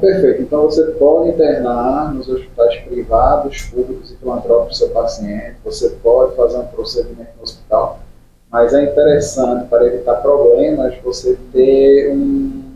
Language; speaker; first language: Portuguese; native; Portuguese